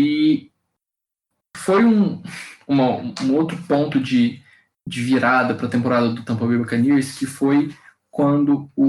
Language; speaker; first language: Portuguese; native; Portuguese